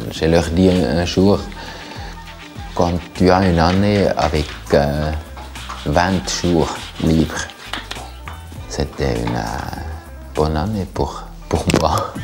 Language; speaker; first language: French; non-native, learner; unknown